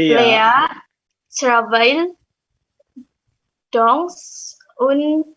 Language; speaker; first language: French; non-native, learner; Indonesian